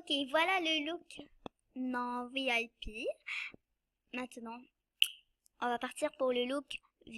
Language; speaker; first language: French; non-native, local second language; Arabic